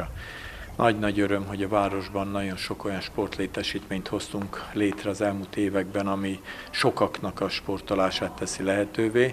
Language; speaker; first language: Hungarian; native; Hungarian